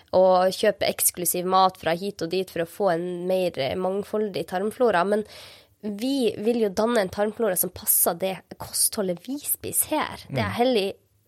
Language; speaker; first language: Norwegian; native; Norwegian